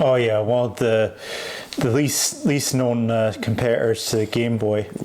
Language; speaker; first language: English; native; English